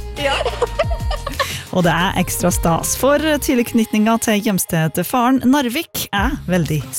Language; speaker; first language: Norwegian; native; Norwegian